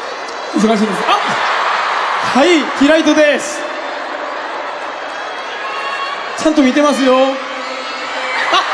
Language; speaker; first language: Japanese; non-native, fluent; Korean